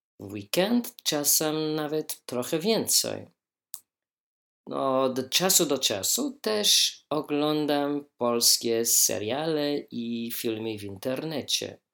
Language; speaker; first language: Polish; non-native, learner; English